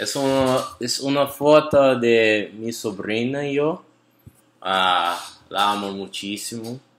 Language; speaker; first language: Spanish; non-native, learner; English